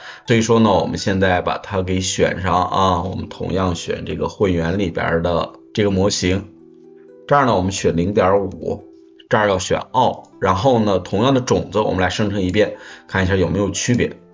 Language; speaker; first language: Chinese; native; Chinese